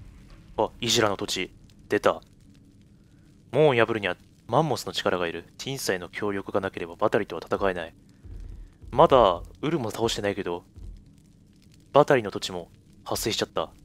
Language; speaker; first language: Japanese; native; Japanese